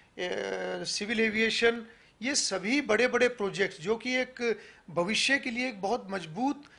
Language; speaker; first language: Hindi; native; Hindi